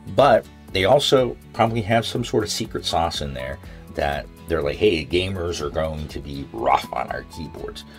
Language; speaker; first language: English; native; English